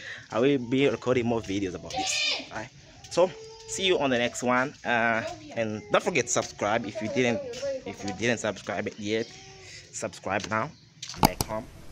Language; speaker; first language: English; non-native, learner; Makhuwa